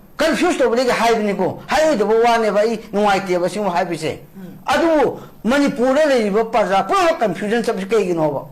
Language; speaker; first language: Manipuri; non-native, local second language; Rongmei Naga